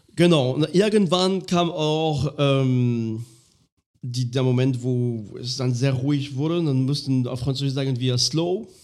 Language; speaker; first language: German; non-native, fluent; French